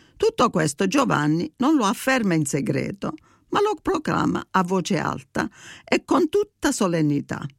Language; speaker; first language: Italian; early bilingual, heritage; Italian